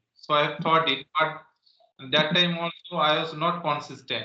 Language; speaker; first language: English; non-native, local second language; Santali